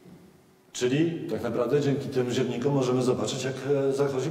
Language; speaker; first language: Polish; native; Polish